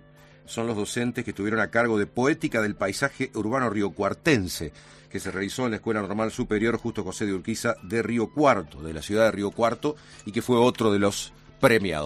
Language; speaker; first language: Spanish; native; Spanish